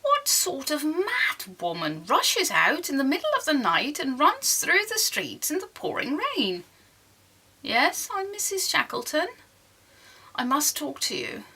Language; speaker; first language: English; non-native, fluent; Dutch